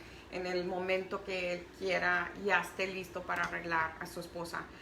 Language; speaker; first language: Spanish; early bilingual, heritage; Spanish